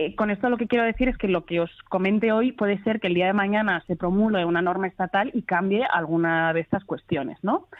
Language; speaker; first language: Spanish; early bilingual, other home language; Arabic